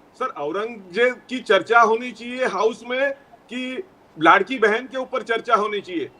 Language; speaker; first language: Hindi; non-native, local second language; Gujarati